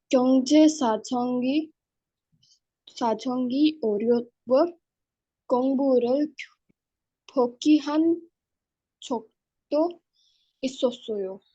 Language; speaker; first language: Korean; non-native, learner; Hindi